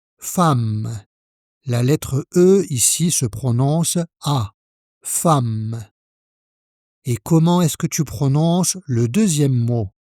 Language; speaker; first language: French; native; French